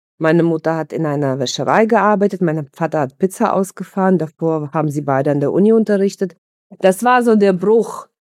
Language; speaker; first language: German; early bilingual, other home language; Russian